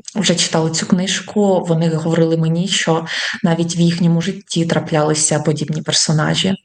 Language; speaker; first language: Ukrainian; native; Ukrainian